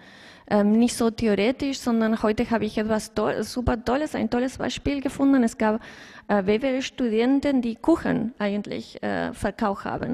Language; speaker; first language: German; non-native, fluent; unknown